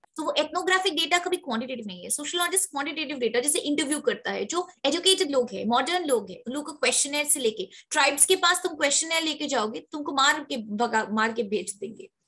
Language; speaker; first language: Hindi; native; Hindi